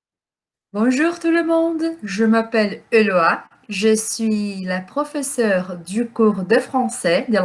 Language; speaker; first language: French; non-native, fluent; Portuguese